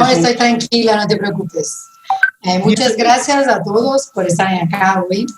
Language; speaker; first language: Spanish; non-native, fluent; Portuguese